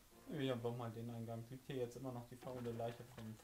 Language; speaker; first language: German; native; German